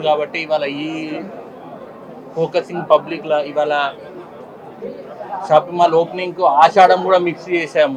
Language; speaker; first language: Telugu; native; Telugu